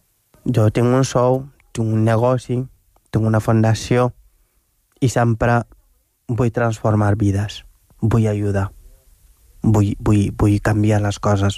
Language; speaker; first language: Catalan; non-native, fluent; Wolof